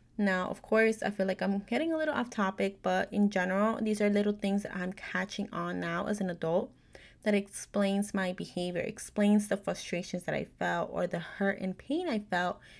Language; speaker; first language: English; native; English